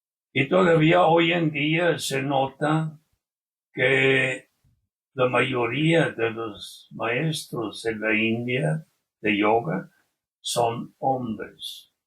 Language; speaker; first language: Spanish; non-native, fluent; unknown